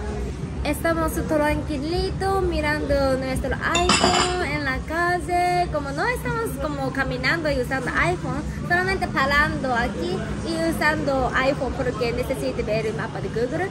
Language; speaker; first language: Spanish; non-native, learner; Japanese